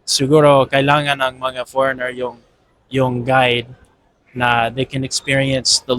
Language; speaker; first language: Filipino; non-native, fluent; English